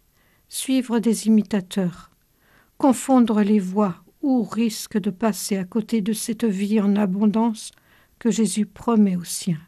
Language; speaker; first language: French; native; French